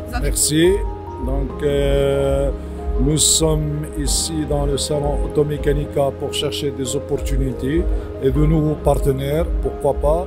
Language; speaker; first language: French; non-native, local second language; Arabic